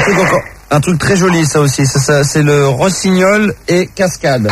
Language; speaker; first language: French; native; French